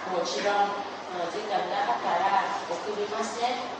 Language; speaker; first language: Japanese; non-native, learner; Vietnamese